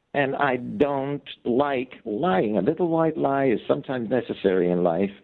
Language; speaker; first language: English; non-native, fluent; Dutch